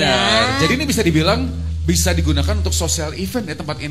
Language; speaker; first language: Indonesian; native; Indonesian